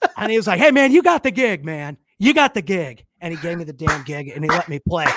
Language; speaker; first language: English; native; English